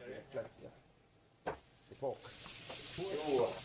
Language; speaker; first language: English; non-native, learner; Thai